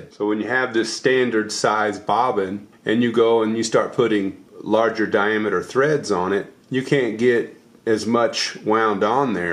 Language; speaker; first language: English; native; English